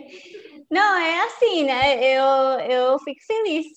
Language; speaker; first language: Portuguese; non-native, fluent; English